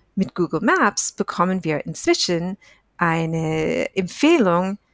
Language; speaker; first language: German; non-native, fluent; English